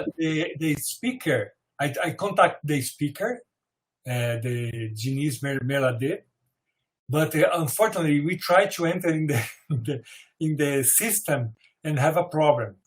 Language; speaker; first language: English; non-native, fluent; Portuguese